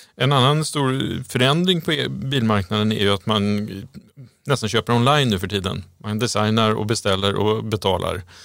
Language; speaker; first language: Swedish; native; Swedish